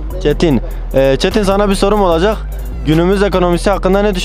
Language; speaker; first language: Turkish; native; Turkish